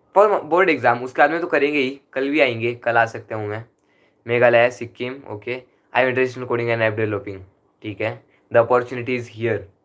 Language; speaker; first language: Hindi; non-native, local second language; Marathi